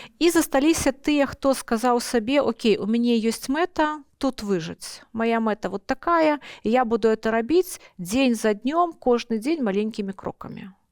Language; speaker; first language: Belarusian; non-native, local second language; Russian